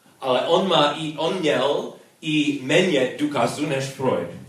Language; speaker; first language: Czech; non-native, learner; English